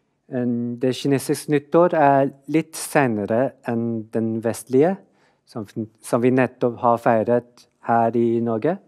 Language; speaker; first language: Norwegian; non-native, fluent; Chinese